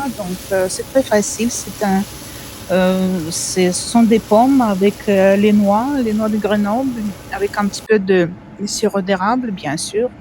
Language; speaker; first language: French; non-native, fluent; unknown